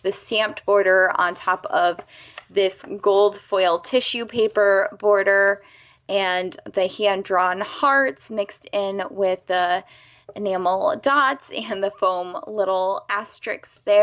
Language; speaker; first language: English; native; English